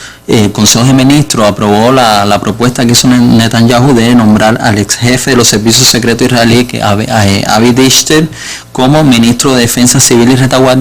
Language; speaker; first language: Spanish; native; Spanish